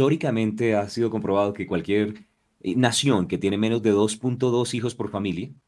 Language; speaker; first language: Spanish; native; Spanish